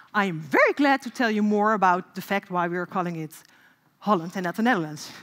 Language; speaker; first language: English; non-native, fluent; Dutch